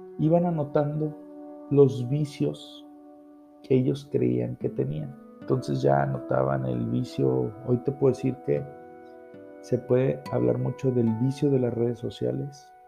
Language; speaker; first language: Spanish; native; Spanish